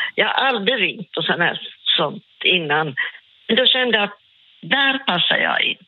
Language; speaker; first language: Swedish; non-native, local second language; Finnish